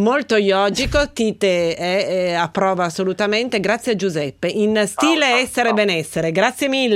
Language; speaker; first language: Italian; native; Italian